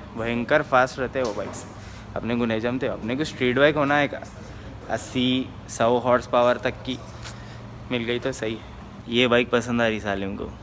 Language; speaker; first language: Hindi; native; Hindi